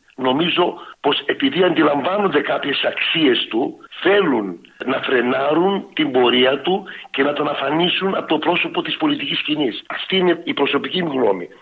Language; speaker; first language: Greek; early bilingual, heritage; Greek